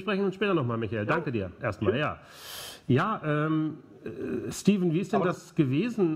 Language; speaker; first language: German; native; German